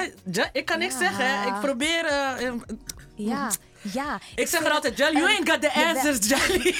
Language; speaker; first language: Dutch; native; Dutch